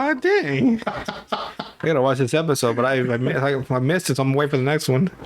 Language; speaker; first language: English; native; English